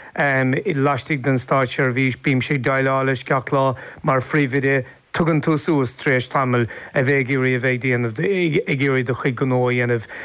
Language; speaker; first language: Irish; native; Irish